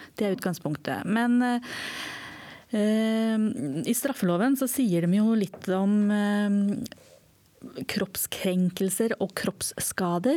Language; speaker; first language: Norwegian; native; Norwegian